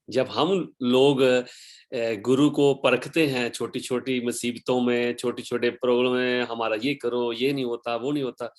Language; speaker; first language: Hindi; non-native, local second language; Punjabi